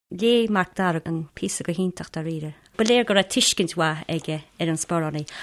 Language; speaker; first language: Irish; native; Irish